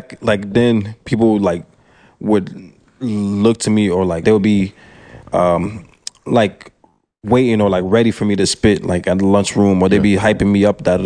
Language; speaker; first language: English; early bilingual, other home language; French